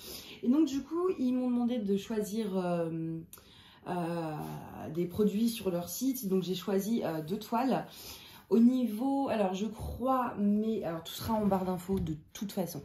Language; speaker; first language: French; native; French